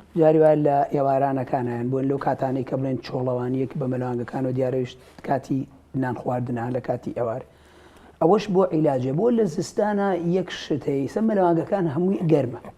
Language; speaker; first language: Central Kurdish; native; Central Kurdish